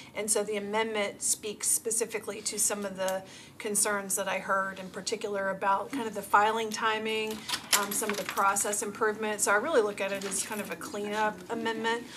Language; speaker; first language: English; native; English